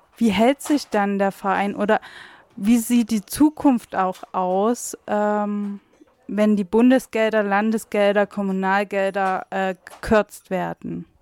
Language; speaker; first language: German; native; German